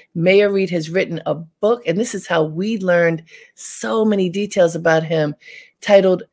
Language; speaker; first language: English; native; English